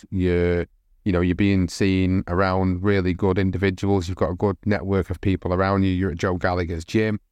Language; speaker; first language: English; native; English